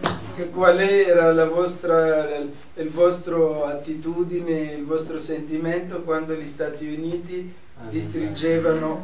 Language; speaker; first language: Italian; non-native, fluent; Arabic